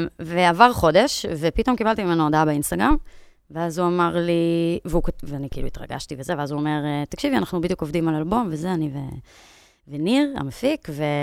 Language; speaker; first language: Hebrew; native; Hebrew